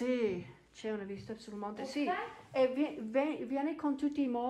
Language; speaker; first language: Italian; non-native, learner; English